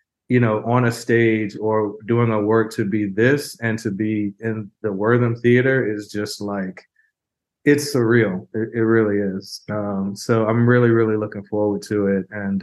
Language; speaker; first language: English; native; English